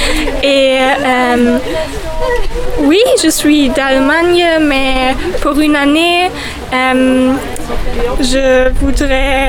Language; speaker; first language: French; non-native, learner; German